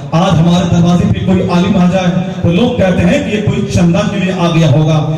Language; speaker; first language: Urdu; native; Urdu